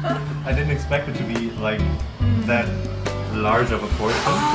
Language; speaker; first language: English; non-native, fluent; German